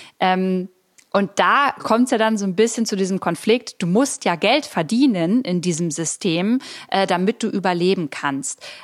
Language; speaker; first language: German; native; German